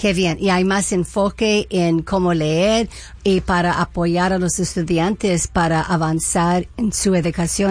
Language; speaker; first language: Spanish; early bilingual, heritage; Spanish